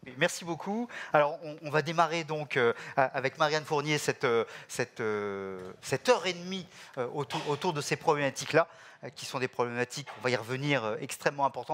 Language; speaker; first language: French; native; French